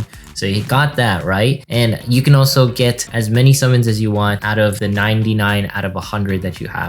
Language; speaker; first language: English; native; English